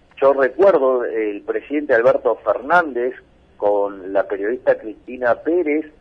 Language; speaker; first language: Spanish; native; Spanish